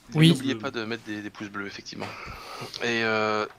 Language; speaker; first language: French; native; French